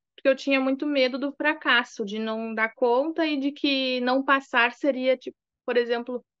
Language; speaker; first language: Portuguese; native; Portuguese